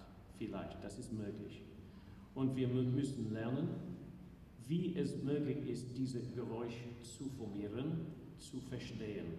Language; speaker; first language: German; non-native, learner; English